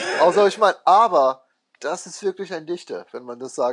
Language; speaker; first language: German; non-native, fluent; English